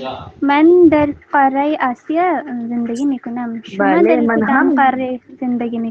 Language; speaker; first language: Persian; non-native, learner; Urdu